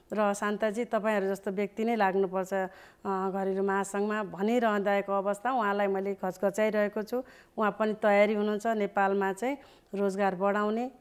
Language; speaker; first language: Nepali; native; Nepali